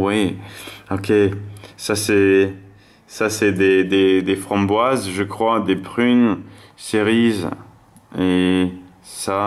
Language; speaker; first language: French; non-native, fluent; German